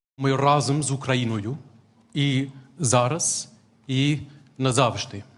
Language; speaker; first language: Ukrainian; non-native, fluent; English